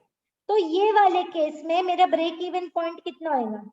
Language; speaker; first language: Hindi; native; Hindi